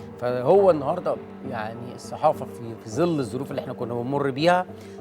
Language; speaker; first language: Arabic; native; Arabic